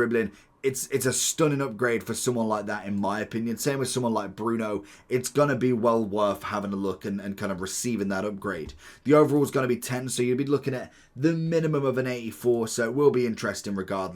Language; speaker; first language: English; native; English